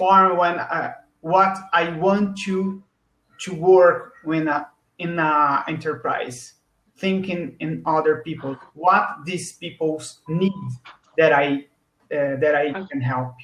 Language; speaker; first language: English; non-native, learner; Portuguese